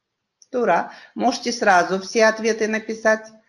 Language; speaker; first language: Russian; non-native, local second language; Kyrgyz